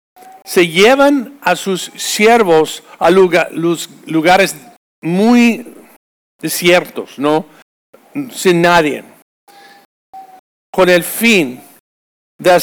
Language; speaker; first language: Spanish; non-native, fluent; English